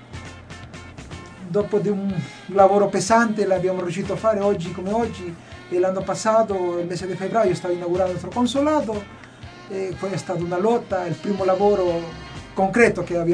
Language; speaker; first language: Italian; non-native, fluent; Spanish